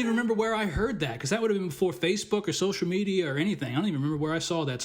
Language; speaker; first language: English; native; English